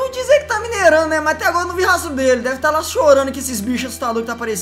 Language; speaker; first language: Portuguese; native; Portuguese